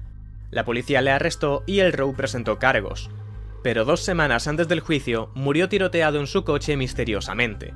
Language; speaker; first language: Spanish; native; Spanish